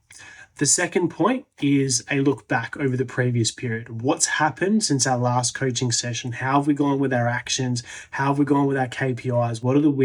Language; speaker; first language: English; native; English